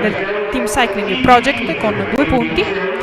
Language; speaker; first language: Italian; native; Italian